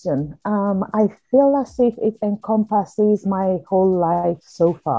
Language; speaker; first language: English; non-native, local second language; Yoruba